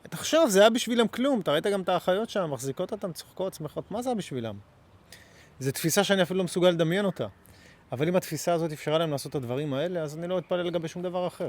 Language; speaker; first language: Hebrew; native; Hebrew